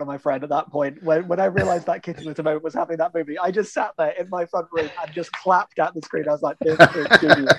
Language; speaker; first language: English; native; English